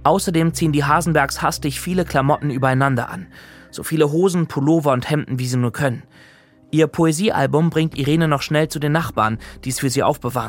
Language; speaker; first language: German; native; German